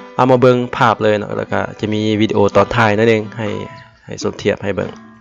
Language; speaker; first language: Lao; native; Lao